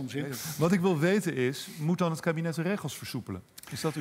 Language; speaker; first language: Dutch; native; Dutch